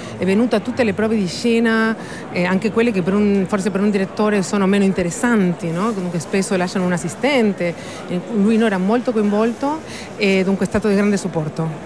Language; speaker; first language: Italian; non-native, fluent; Spanish